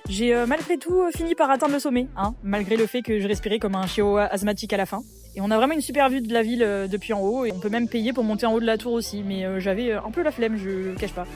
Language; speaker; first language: French; native; French